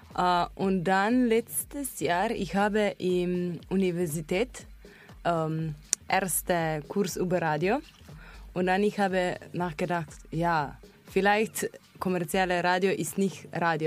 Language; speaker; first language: German; non-native, learner; Slovenian